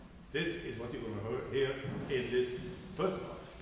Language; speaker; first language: English; non-native, fluent; Dutch